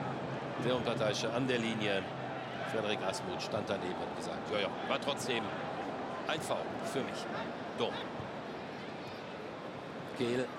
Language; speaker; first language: German; native; German